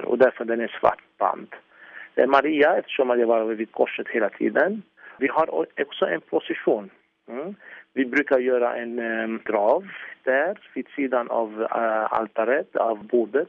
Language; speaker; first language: Swedish; non-native, fluent; Arabic